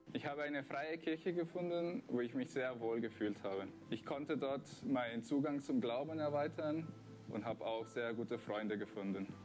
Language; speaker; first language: German; early bilingual, other home language; Spanish